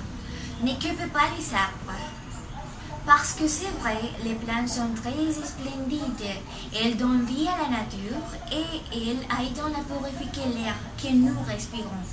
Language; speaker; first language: French; non-native, learner; Spanish